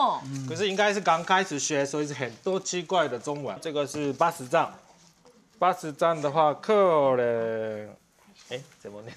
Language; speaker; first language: Chinese; non-native, learner; Japanese